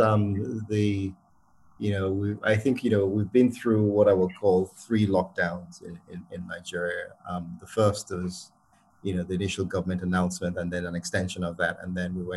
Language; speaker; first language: English; non-native, local second language; Yoruba